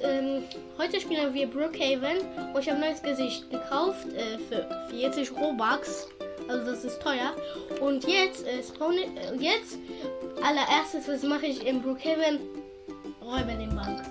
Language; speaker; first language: German; early bilingual, other home language; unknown